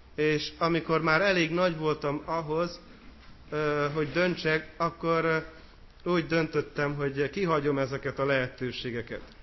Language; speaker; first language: Hungarian; native; Hungarian